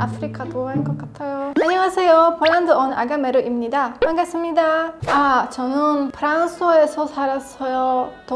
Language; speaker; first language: Korean; non-native, learner; Polish